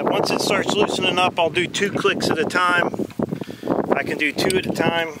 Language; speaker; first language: English; native; English